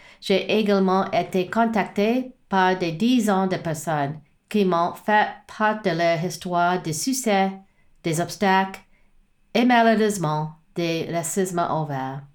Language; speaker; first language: French; non-native, learner; English